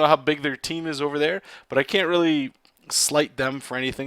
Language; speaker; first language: English; native; English